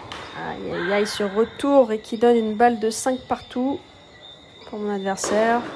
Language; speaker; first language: French; native; French